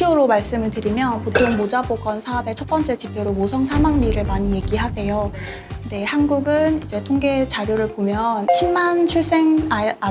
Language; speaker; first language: Korean; native; Korean